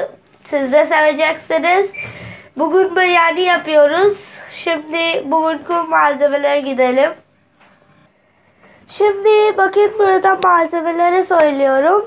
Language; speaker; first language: Turkish; non-native, learner; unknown